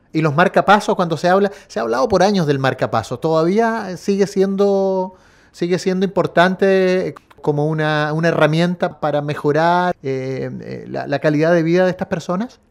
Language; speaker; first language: Spanish; native; Spanish